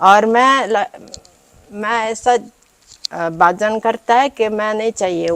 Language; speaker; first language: Hindi; non-native, learner; Italian